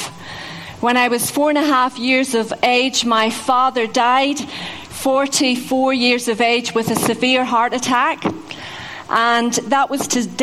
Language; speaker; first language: English; native; English